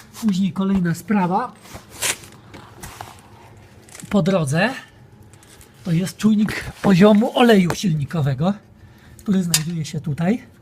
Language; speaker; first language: Polish; native; Polish